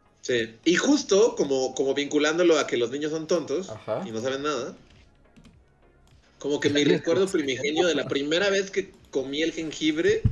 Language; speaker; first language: Spanish; native; Spanish